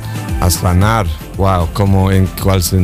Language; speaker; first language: Spanish; non-native, fluent; English